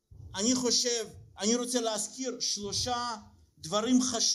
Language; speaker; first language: Hebrew; non-native, fluent; Russian